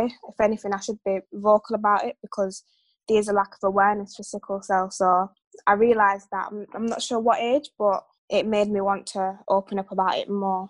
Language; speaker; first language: English; native; English